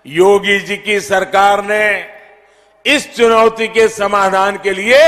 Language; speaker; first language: Hindi; non-native, local second language; Gujarati